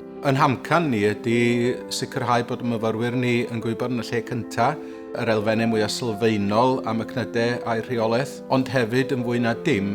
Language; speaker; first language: Welsh; native; Welsh